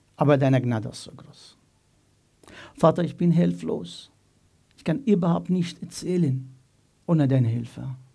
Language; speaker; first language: German; non-native, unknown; Arabic